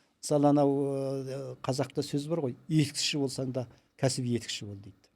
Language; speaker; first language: Kazakh; early bilingual, heritage; Kazakh